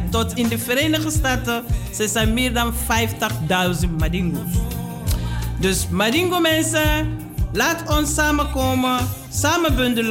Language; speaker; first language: Dutch; non-native, fluent; Mandingo